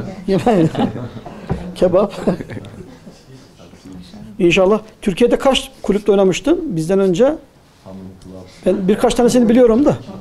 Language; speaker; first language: Turkish; native; Turkish